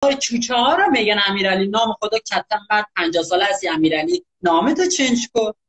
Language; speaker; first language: Persian; native; Persian